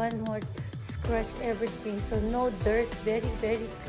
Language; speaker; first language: English; non-native, learner; Japanese